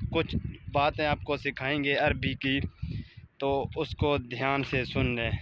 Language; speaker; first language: Urdu; non-native, local second language; Baluchi